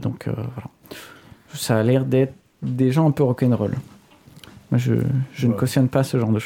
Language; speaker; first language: French; native; French